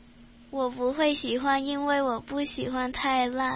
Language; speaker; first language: Chinese; non-native, local second language; Cantonese